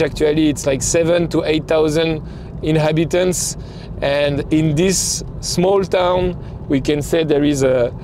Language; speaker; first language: English; non-native, fluent; French